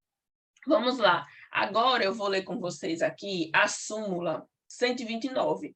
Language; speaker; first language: Portuguese; native; Portuguese